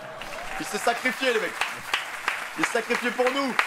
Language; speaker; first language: French; native; French